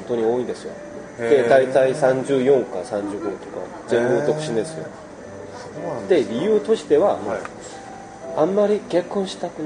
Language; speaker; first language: Japanese; non-native, fluent; Korean